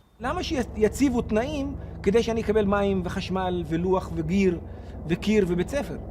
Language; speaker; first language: Hebrew; non-native, local second language; Arabic